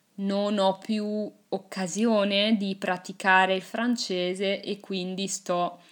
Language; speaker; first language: Italian; native; Italian